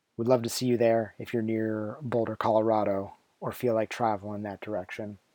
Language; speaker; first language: English; native; English